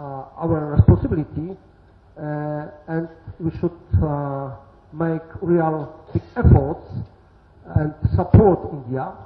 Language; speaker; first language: English; non-native, learner; Polish